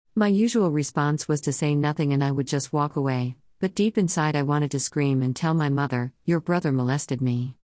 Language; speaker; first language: English; non-native, local second language; Surigaonon